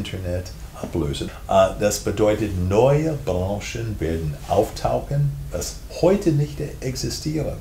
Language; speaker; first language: German; non-native, fluent; English